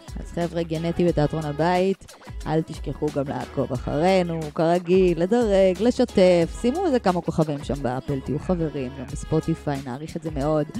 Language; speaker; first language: Hebrew; native; Hebrew